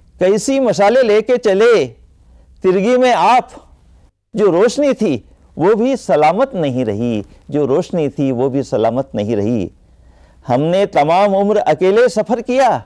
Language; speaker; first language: Hindi; native; Hindi